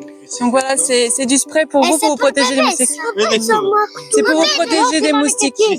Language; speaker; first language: French; native; French